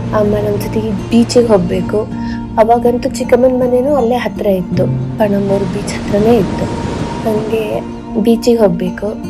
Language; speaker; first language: Kannada; native; Kannada